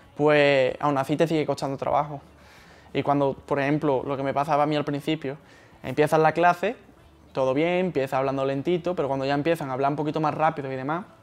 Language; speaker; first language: Spanish; native; Spanish